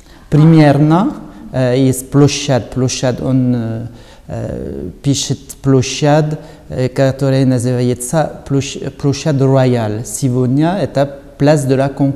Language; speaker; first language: Russian; non-native, learner; French